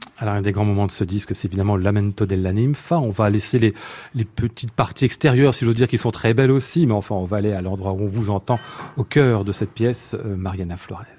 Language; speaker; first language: French; native; French